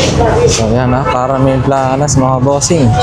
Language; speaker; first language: Filipino; native; Filipino